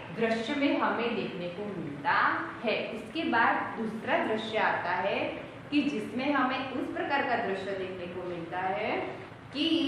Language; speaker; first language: Hindi; non-native, local second language; Gujarati